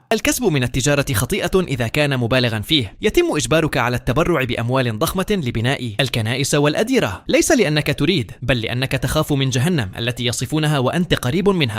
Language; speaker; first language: Arabic; native; Arabic